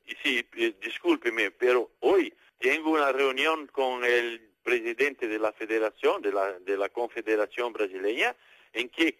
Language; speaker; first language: Spanish; non-native, fluent; Portuguese